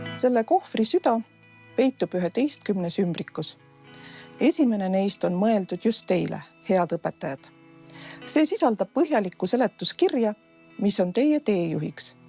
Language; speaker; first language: Estonian; non-native, local second language; Russian